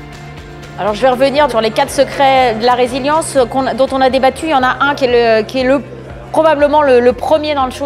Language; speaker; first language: French; native; French